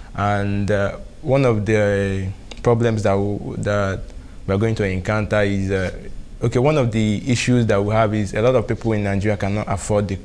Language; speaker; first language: English; non-native, local second language; Igbo